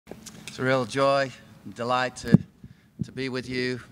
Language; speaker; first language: English; native; English